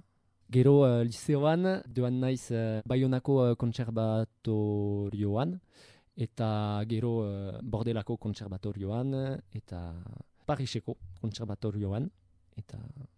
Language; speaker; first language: Basque; non-native, local second language; French